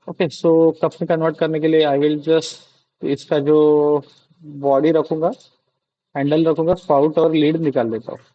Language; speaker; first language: Hindi; non-native, local second language; Marathi